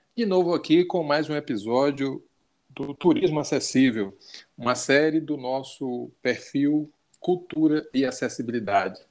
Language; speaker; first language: Portuguese; native; Portuguese